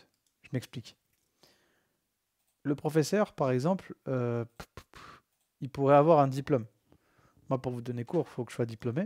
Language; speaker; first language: French; native; French